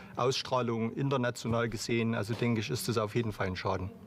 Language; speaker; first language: German; non-native, fluent; Arabic